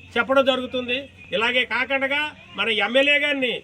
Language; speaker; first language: Telugu; native; Telugu